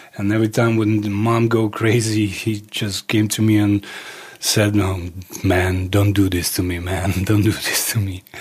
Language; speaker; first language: English; early bilingual, other home language; Croatian